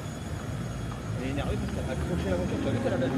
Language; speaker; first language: French; native; French